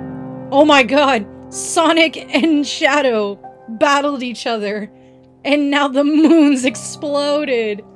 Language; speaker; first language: English; native; English